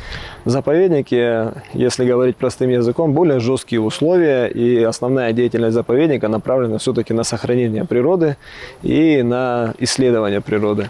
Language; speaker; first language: Russian; native; Russian